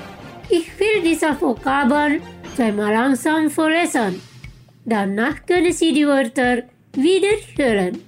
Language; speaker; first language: German; non-native, fluent; Indonesian